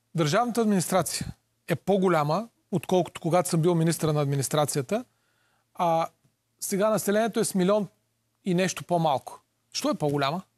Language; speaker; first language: Bulgarian; native; Bulgarian